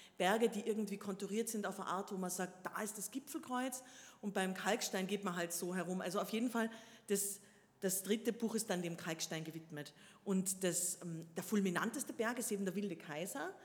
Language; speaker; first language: German; native; German